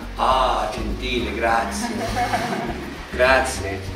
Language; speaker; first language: Italian; non-native, learner; German